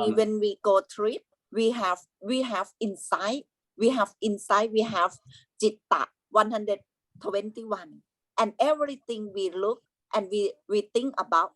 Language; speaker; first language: English; non-native, learner; Thai